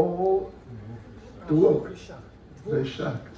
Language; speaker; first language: Russian; non-native, learner; English